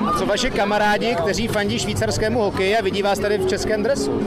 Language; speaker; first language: Czech; native; Czech